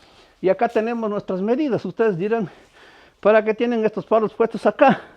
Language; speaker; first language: Spanish; native; Spanish